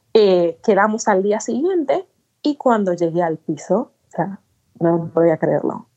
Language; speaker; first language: Spanish; native; Spanish